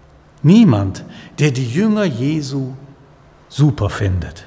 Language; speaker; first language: German; native; German